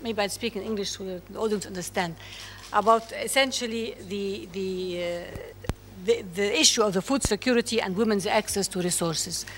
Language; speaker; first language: English; non-native, fluent; Arabic